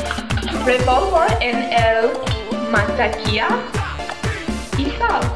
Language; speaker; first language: Spanish; non-native, learner; English